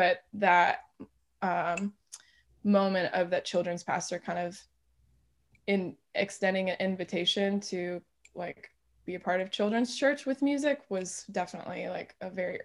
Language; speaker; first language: English; native; English